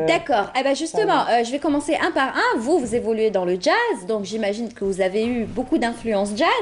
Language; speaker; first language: French; native; French